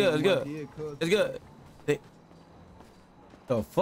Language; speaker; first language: English; native; English